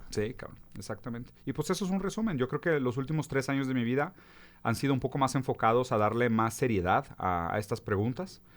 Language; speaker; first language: Spanish; early bilingual, other home language; Portuguese